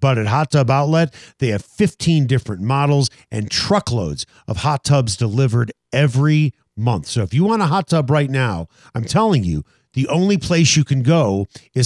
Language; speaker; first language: English; native; English